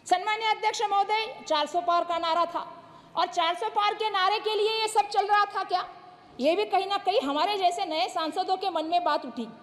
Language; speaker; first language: Hindi; non-native, local second language; Marathi